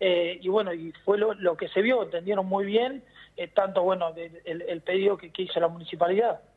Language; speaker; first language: Spanish; native; Spanish